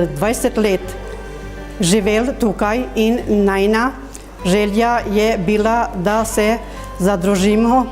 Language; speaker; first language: Slovenian; non-native, learner; Albanian